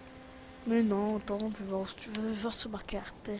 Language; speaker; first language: French; native; French